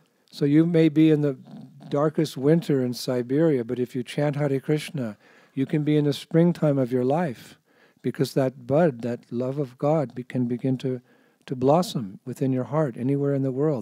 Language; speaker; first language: English; native; English